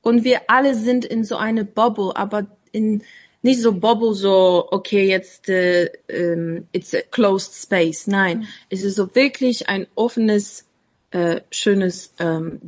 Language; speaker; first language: German; non-native, learner; English